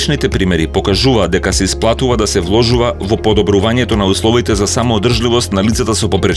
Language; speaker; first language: Macedonian; native; Macedonian